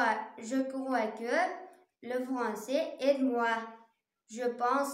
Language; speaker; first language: French; non-native, learner; Uzbek